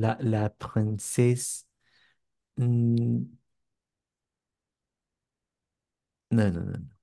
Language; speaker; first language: French; non-native, learner; English